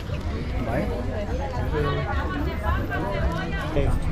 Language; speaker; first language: Spanish; non-native, learner; English